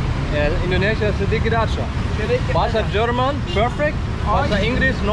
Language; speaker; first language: Indonesian; non-native, learner; German